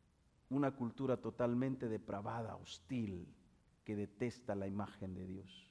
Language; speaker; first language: Spanish; native; Spanish